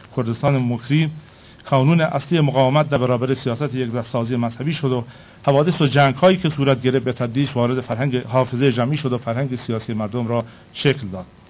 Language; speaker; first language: Persian; non-native, local second language; Kurdish